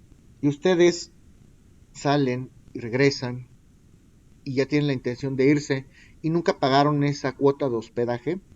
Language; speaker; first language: Spanish; native; Spanish